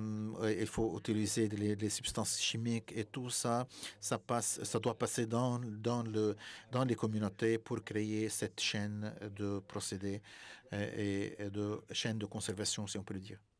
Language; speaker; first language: French; non-native, fluent; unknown